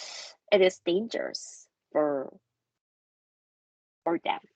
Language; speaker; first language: English; non-native, learner; Korean